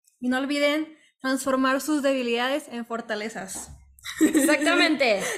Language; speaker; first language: Spanish; native; Spanish